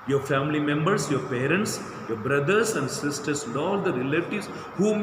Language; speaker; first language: English; non-native, local second language; Telugu